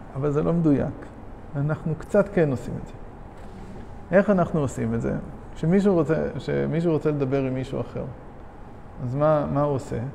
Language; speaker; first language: Hebrew; non-native, fluent; English